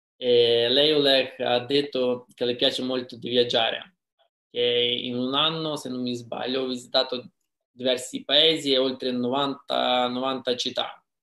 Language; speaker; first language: Italian; non-native, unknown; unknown